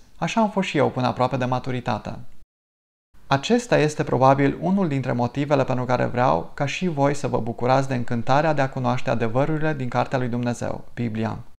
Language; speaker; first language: Romanian; non-native, fluent; English